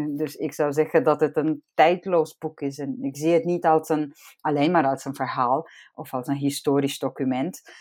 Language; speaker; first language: Dutch; non-native, fluent; Romanian